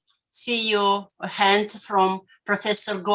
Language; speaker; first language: English; non-native, learner; Russian